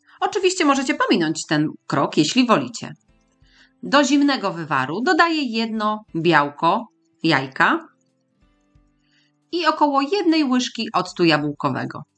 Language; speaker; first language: Polish; native; Polish